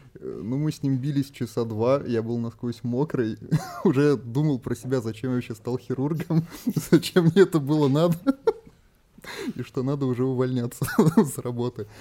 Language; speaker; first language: Russian; native; Russian